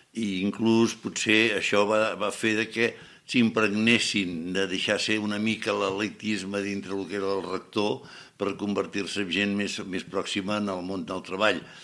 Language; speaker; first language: Catalan; native; Catalan